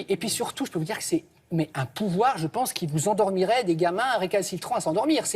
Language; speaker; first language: French; native; French